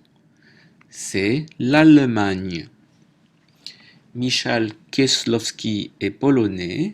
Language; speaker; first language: French; native; French